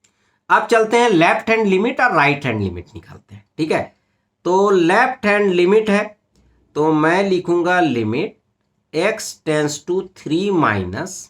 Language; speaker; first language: Hindi; native; Hindi